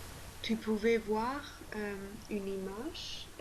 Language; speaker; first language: French; non-native, learner; German